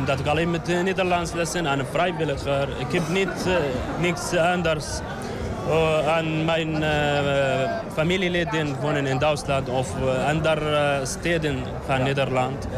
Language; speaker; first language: Dutch; non-native, learner; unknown